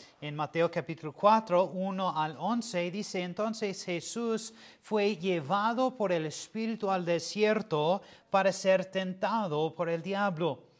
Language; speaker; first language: Spanish; non-native, fluent; English